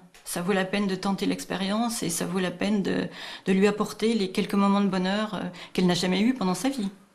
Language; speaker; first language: French; native; French